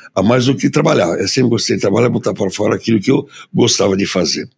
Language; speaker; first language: Portuguese; early bilingual, other home language; German